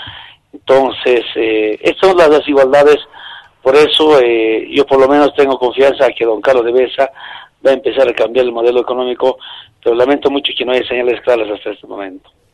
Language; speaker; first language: Spanish; native; Spanish